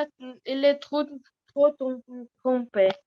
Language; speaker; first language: French; non-native, learner; Russian